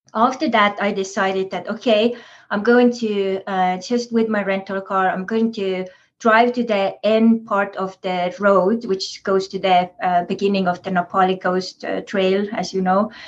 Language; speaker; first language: English; non-native, fluent; Estonian